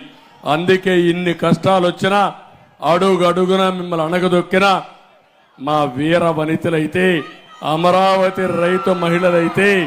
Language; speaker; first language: Telugu; native; Telugu